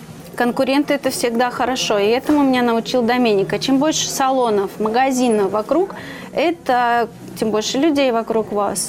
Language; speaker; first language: Russian; native; Russian